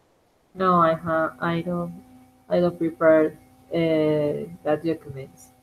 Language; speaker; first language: English; non-native, learner; Spanish